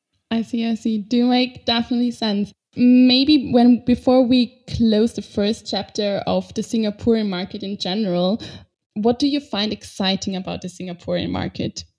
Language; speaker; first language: English; non-native, fluent; German